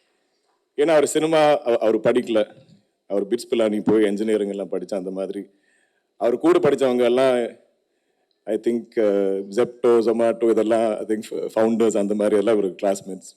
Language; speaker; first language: Tamil; non-native, local second language; Malayalam